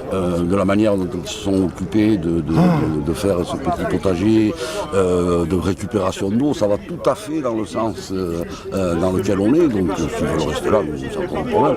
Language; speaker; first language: French; native; French